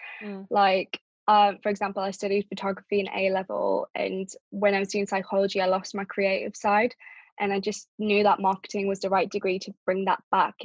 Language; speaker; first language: English; native; English